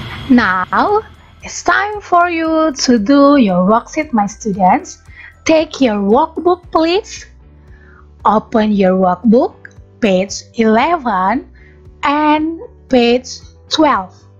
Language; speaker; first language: English; non-native, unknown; Indonesian